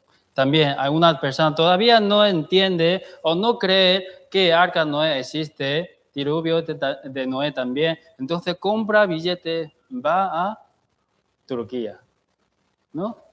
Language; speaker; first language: Spanish; non-native, fluent; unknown